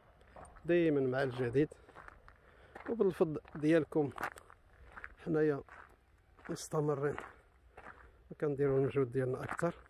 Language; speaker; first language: Arabic; native; Arabic